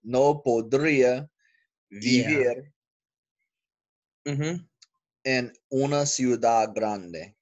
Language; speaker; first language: Spanish; non-native, learner; English